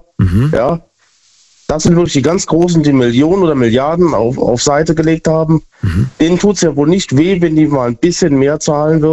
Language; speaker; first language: German; native; German